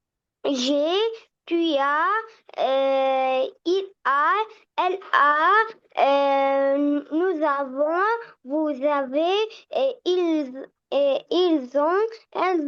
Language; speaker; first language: French; non-native, learner; Arabic